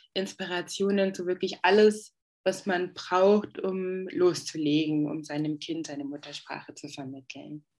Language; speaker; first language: German; non-native, fluent; French